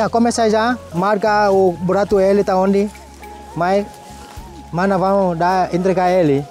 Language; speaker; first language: Portuguese; non-native, learner; Vietnamese